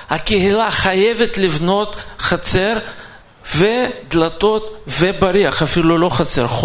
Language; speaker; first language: Hebrew; non-native, fluent; Russian